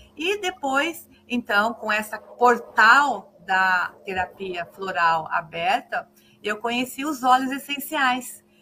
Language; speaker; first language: Portuguese; native; Portuguese